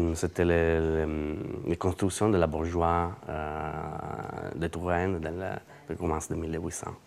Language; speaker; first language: French; non-native, learner; Italian